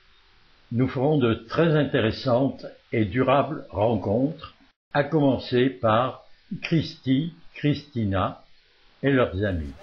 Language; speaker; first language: French; native; French